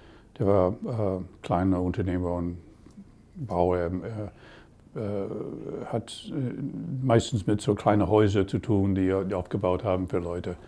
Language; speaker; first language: German; non-native, fluent; English